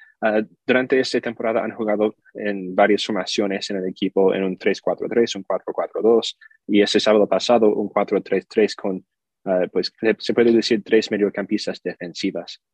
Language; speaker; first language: Spanish; early bilingual, heritage; Spanish